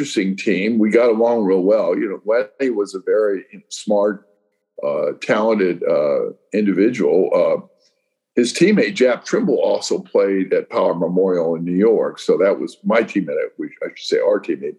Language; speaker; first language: English; native; English